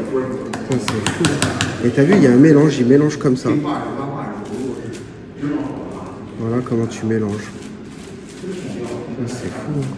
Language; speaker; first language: French; native; French